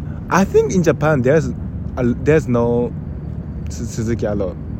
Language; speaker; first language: English; non-native, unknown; Japanese